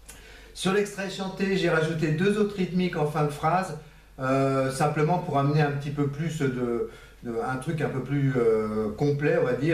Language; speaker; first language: French; native; French